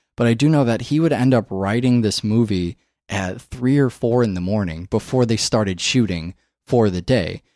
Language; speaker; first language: English; native; English